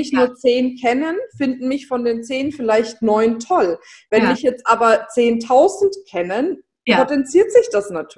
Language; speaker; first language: German; native; German